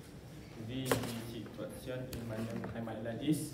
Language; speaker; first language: German; non-native, learner; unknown